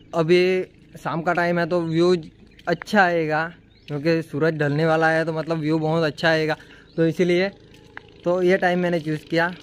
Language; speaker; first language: Hindi; non-native, local second language; Gujarati